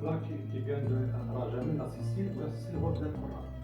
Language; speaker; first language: French; non-native, local second language; Arabic